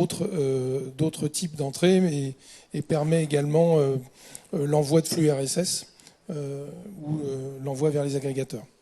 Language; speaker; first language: French; native; French